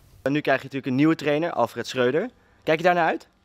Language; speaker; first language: Dutch; native; Dutch